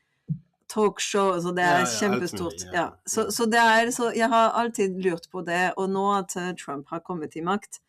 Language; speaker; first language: Norwegian; non-native, fluent; French